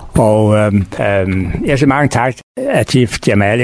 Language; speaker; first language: Danish; native; Danish